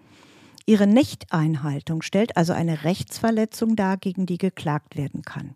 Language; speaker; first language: German; native; German